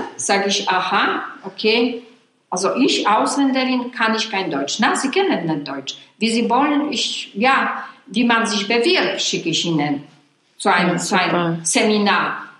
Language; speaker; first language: German; non-native, fluent; Polish